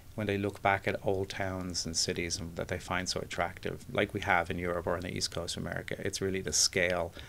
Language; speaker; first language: English; native; English